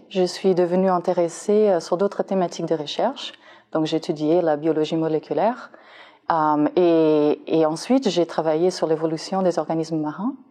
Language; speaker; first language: French; non-native, fluent; Portuguese